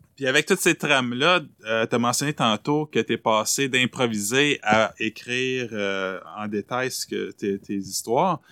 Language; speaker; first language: French; native; French